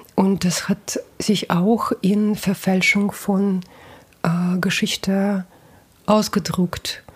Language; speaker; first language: German; non-native, fluent; Russian